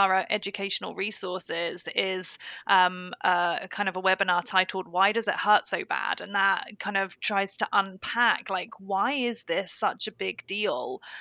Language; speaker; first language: English; native; English